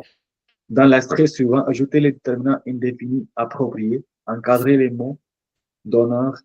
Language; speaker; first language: French; non-native, fluent; Punjabi